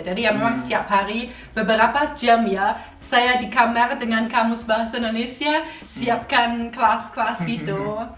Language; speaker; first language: Indonesian; non-native, fluent; German